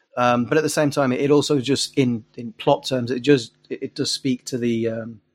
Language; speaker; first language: English; native; English